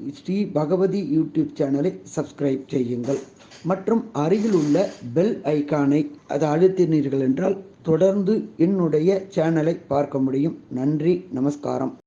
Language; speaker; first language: Tamil; native; Tamil